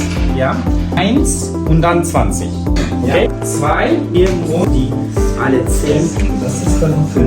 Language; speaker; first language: German; non-native, fluent; Kyrgyz